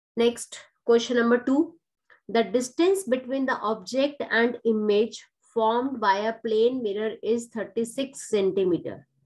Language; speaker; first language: English; non-native, local second language; Hindi